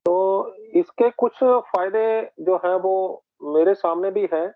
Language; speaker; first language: Hindi; non-native, local second language; Punjabi